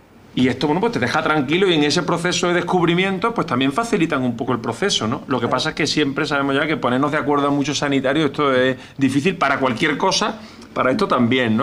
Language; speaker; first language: Spanish; native; Spanish